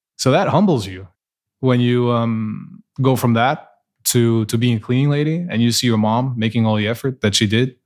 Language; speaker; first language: English; non-native, fluent; Portuguese